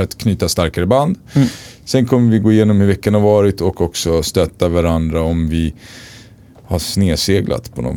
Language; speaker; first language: Swedish; native; Swedish